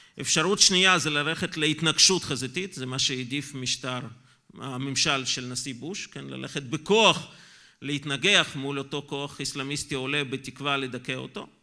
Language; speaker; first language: Hebrew; non-native, fluent; Russian